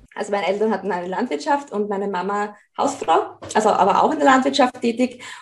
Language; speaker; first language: German; native; German